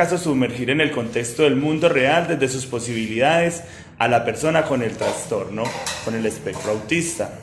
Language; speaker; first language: Spanish; native; Spanish